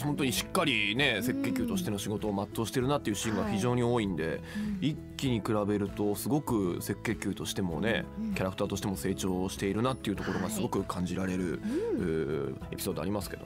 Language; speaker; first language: Japanese; native; Japanese